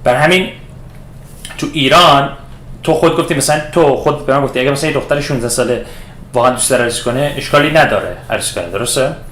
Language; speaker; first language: Persian; early bilingual, heritage; Persian